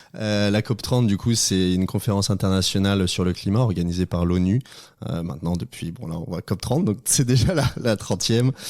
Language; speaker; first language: French; native; French